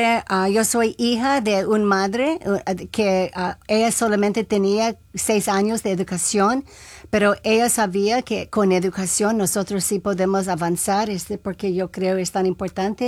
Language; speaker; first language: Spanish; non-native, local second language; English